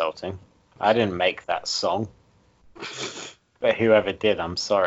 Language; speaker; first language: English; native; English